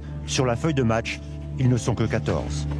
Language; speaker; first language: French; native; French